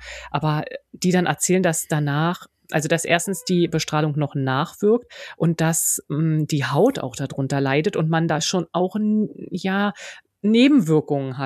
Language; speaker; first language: German; native; German